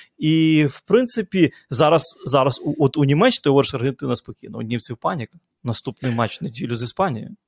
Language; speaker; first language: Ukrainian; native; Ukrainian